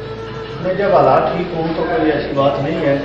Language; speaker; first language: Urdu; non-native, local second language; Pahari-Potwari